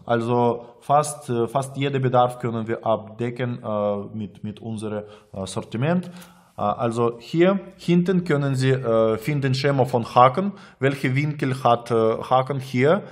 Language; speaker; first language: German; non-native, learner; Russian